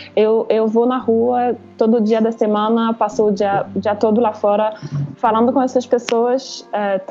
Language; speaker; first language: Portuguese; non-native, fluent; French